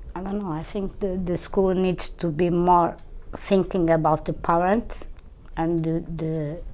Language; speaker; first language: English; non-native, fluent; Portuguese